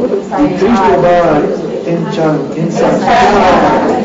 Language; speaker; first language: Spanish; non-native, learner; English